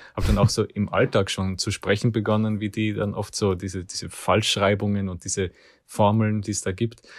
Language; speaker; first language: German; native; German